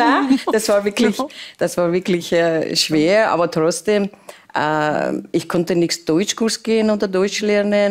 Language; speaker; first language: German; non-native, learner; Persian